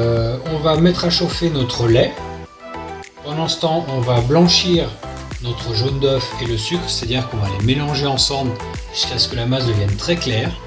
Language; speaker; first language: French; native; French